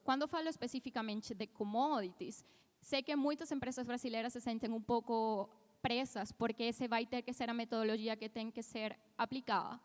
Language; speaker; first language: Portuguese; non-native, fluent; Spanish